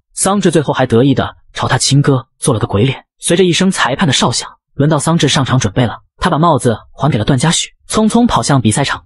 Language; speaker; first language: Chinese; native; Chinese